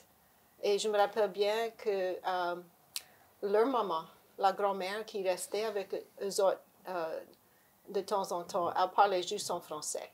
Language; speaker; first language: French; native; French